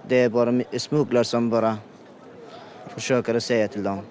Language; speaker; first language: Swedish; non-native, learner; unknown